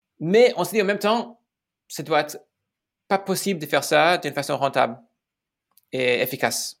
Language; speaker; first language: French; non-native, fluent; English